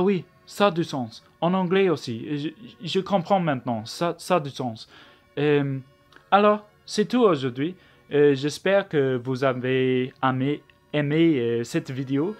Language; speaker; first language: French; non-native, learner; English